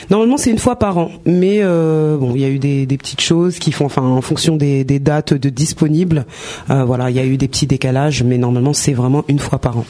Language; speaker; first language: French; early bilingual, other home language; Wolof